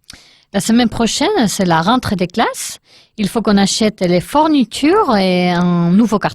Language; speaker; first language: French; non-native, learner; Spanish